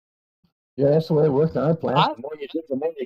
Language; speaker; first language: English; native; English